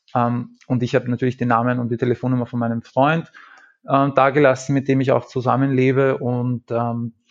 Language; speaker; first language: German; native; German